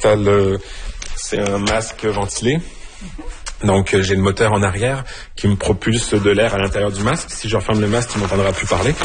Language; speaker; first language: French; native; French